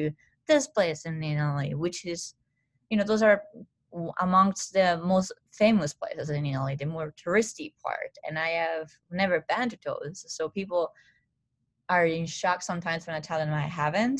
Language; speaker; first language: English; non-native, fluent; Italian